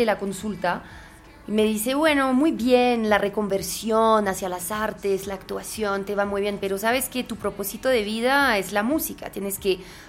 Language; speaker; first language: Spanish; non-native, fluent; French